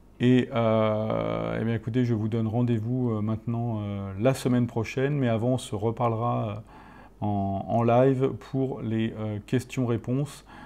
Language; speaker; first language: French; native; French